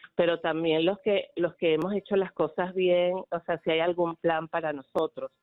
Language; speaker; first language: Spanish; native; Spanish